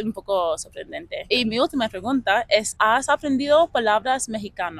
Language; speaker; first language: Spanish; non-native, fluent; English